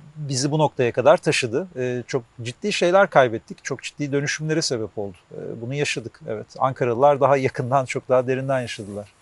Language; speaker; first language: Turkish; native; Turkish